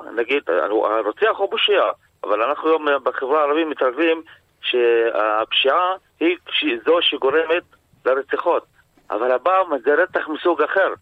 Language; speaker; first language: Hebrew; non-native, local second language; Arabic